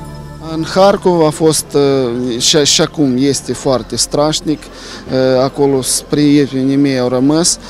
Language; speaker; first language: Romanian; early bilingual, heritage; Romanian